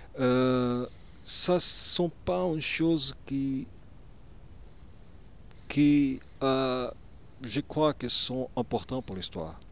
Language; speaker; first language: French; non-native, learner; Portuguese